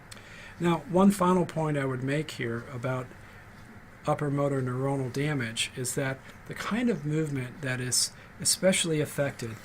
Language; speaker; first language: English; native; English